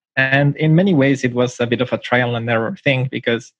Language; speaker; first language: English; non-native, fluent; Spanish